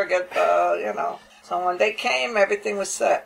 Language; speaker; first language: English; native; English